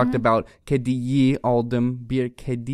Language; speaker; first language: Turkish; non-native, fluent; English